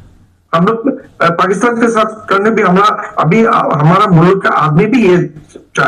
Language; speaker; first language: Hindi; non-native, learner; Bangla